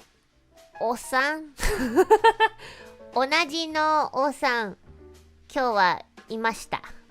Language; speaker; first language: Japanese; non-native, learner; English